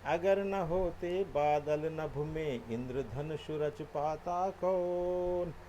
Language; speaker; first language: Hindi; non-native, local second language; Telugu